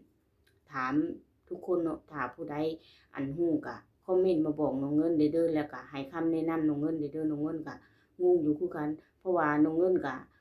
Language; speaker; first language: Thai; non-native, local second language; Lao